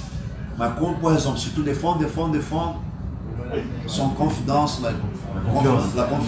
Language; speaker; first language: French; non-native, learner; Portuguese